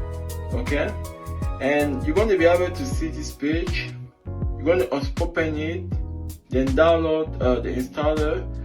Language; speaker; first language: English; non-native, fluent; French